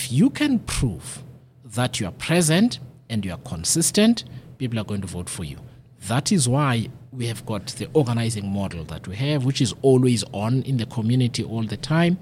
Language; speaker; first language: English; non-native, local second language; Xhosa